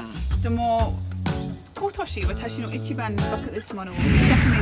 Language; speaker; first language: Japanese; non-native, learner; English